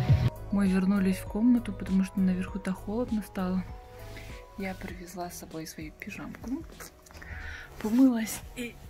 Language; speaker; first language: Russian; non-native, local second language; Kazakh